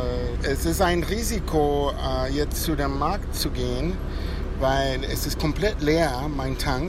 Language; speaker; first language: German; non-native, fluent; Spanish